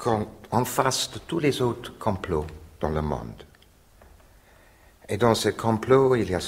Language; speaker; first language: French; non-native, fluent; English